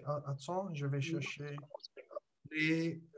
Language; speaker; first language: French; non-native, learner; English